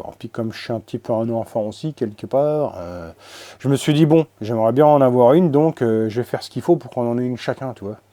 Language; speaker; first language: French; native; French